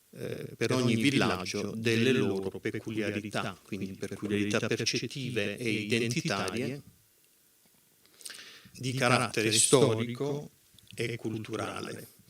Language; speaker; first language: Italian; native; Italian